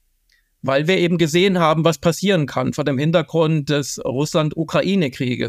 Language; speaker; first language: German; native; German